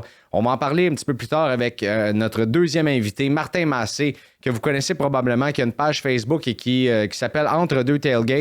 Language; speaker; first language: French; native; French